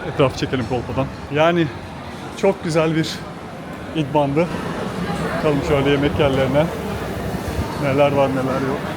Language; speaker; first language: Turkish; native; Turkish